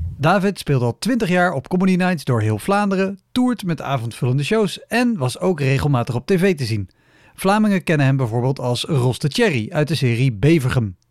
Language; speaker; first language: Dutch; native; Dutch